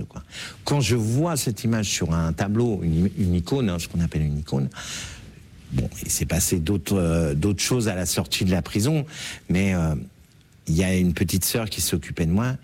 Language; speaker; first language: French; native; French